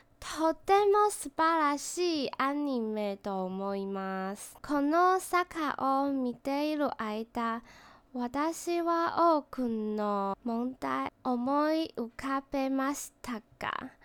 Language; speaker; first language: Japanese; non-native, learner; Chinese